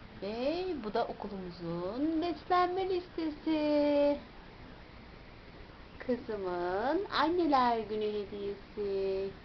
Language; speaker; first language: Turkish; native; Turkish